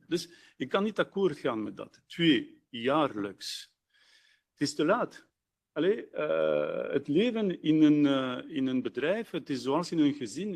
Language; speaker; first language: Dutch; non-native, local second language; French